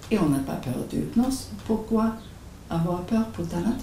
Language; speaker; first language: French; non-native, fluent; Swedish